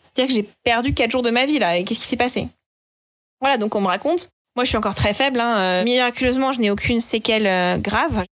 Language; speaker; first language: French; native; French